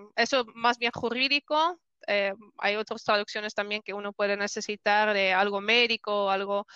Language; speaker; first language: Spanish; non-native, fluent; Dutch